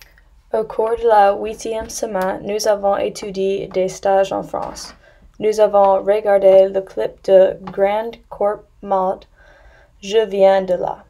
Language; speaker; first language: French; non-native, learner; English